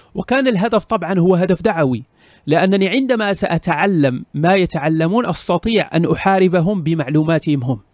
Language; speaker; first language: Arabic; native; Arabic